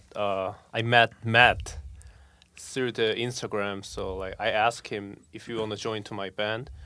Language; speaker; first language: English; non-native, fluent; Korean